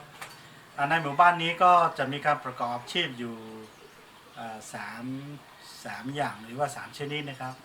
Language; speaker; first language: Thai; non-native, local second language; Hmong